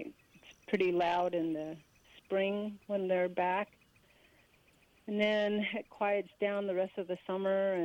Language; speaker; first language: English; native; English